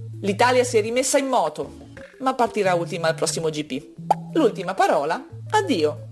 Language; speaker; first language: Italian; native; Italian